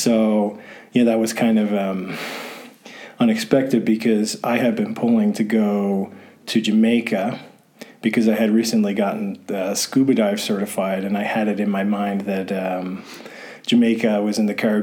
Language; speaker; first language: English; native; English